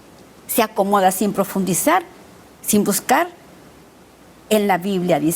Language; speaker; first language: Spanish; native; Spanish